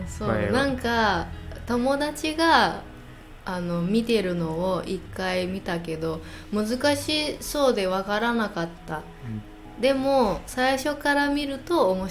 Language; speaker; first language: Japanese; non-native, fluent; English